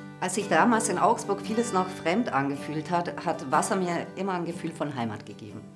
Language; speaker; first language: German; early bilingual, other home language; Croatian